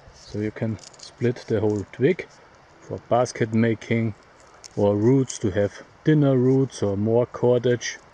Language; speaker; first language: English; non-native, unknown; German